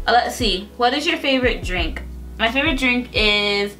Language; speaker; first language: English; native; English